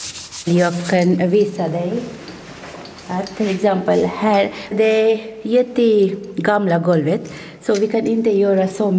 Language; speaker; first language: Swedish; non-native, learner; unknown